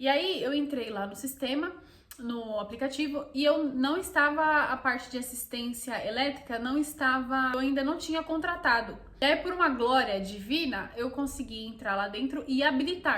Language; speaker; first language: Portuguese; native; Portuguese